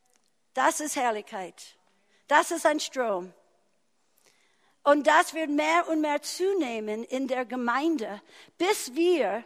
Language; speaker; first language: German; non-native, fluent; English